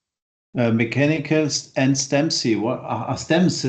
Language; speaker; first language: English; non-native, fluent; German